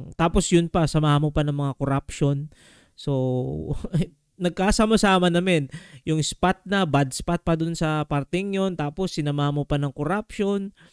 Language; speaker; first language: Filipino; native; Filipino